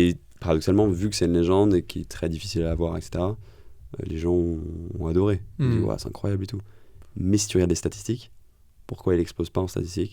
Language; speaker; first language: French; native; French